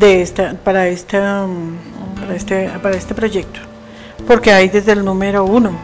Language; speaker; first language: Spanish; native; Spanish